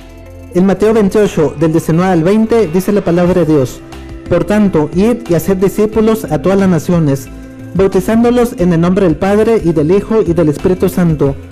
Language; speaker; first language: Spanish; native; Spanish